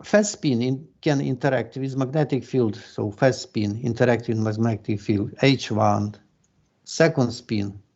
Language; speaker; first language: English; non-native, fluent; Ukrainian